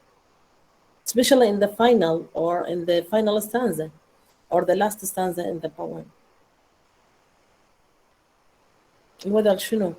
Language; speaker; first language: English; non-native, learner; Arabic